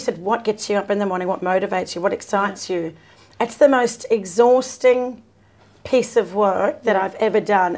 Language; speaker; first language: English; native; English